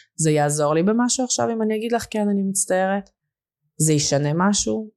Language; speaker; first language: Hebrew; early bilingual, other home language; Russian